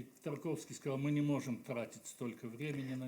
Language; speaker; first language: Russian; native; Russian